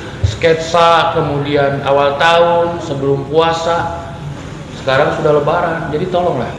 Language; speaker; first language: Indonesian; native; Indonesian